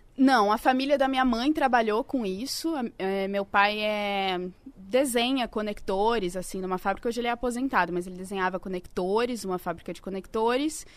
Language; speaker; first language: Portuguese; native; Portuguese